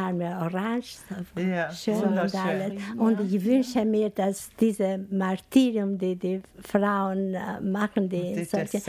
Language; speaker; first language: German; non-native, learner; Albanian